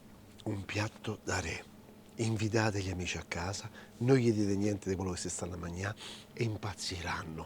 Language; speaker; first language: Italian; native; Italian